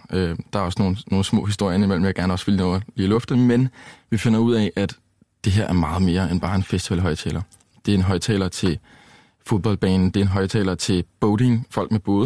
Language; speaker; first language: Danish; native; Danish